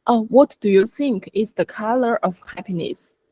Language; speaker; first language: English; non-native, learner; Chinese